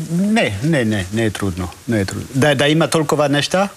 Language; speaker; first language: Bulgarian; non-native, learner; French